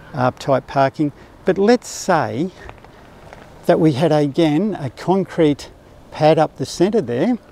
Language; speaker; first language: English; native; English